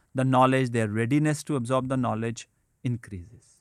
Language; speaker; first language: English; non-native, local second language; Hindi